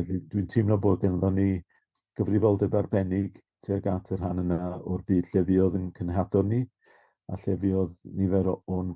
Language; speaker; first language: Welsh; native; Welsh